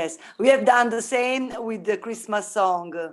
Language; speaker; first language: English; non-native, learner; Italian